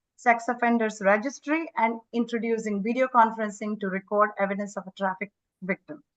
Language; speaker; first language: English; non-native, local second language; Kannada